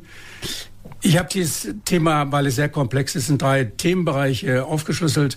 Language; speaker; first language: German; native; German